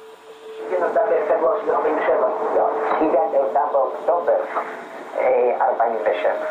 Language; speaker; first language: Hebrew; non-native, fluent; Polish